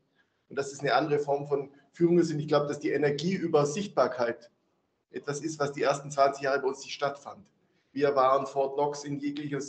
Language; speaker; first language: German; native; German